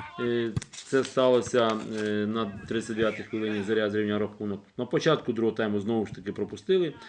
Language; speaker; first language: Ukrainian; native; Ukrainian